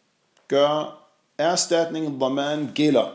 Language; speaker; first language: Danish; non-native, fluent; Arabic